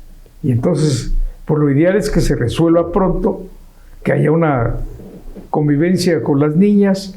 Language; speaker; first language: Spanish; native; Spanish